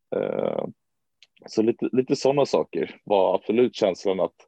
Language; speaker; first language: Swedish; native; Swedish